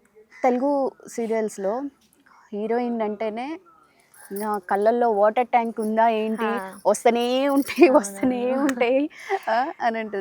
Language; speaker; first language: Telugu; native; Telugu